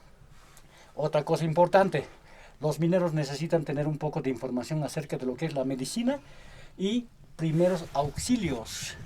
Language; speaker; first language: Spanish; native; Spanish